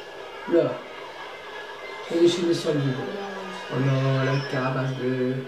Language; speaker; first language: French; native; French